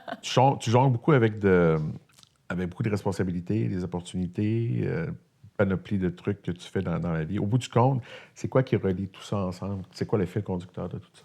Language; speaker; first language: French; native; French